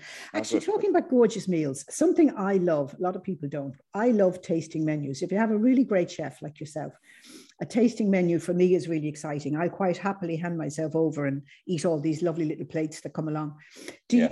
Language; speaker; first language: English; native; English